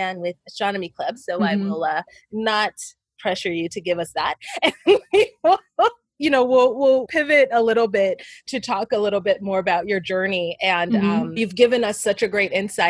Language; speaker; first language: English; native; English